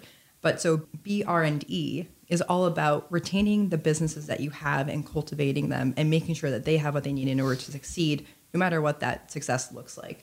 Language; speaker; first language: English; native; English